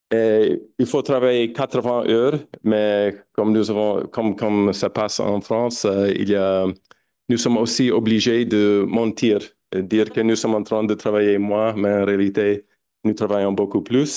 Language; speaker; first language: French; non-native, fluent; English